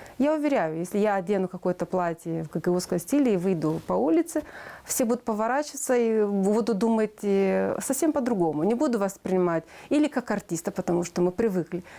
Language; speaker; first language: Russian; non-native, local second language; Romanian